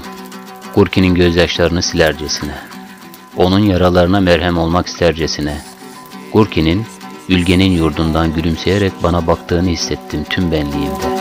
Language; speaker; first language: Turkish; native; Turkish